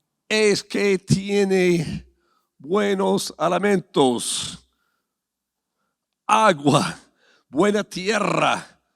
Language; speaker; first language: Spanish; non-native, fluent; English